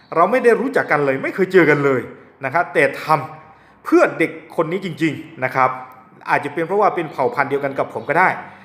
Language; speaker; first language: Thai; non-native, local second language; S'gaw Karen